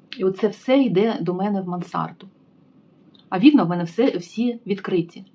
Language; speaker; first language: Ukrainian; native; Ukrainian